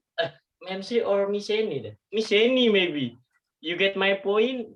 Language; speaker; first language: English; non-native, learner; Indonesian